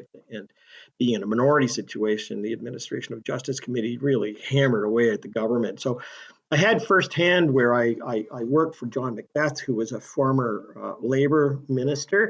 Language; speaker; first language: English; native; English